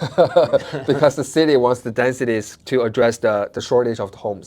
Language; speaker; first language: English; non-native, fluent; Chinese